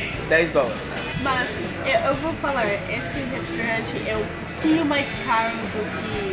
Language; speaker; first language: Portuguese; non-native, fluent; English